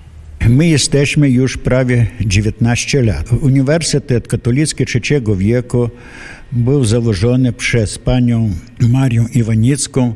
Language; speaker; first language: Polish; early bilingual, heritage; Polish